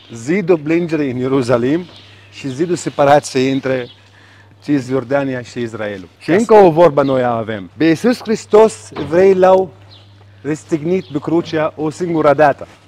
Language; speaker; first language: Romanian; non-native, fluent; Arabic